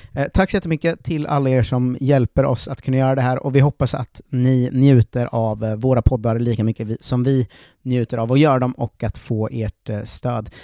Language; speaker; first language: Swedish; native; Swedish